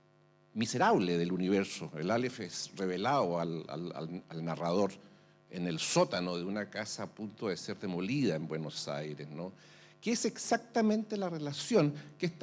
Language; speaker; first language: Spanish; native; Spanish